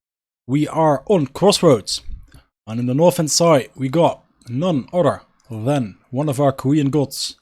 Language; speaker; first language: English; non-native, fluent; Dutch